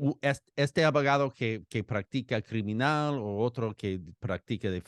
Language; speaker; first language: Spanish; non-native, fluent; English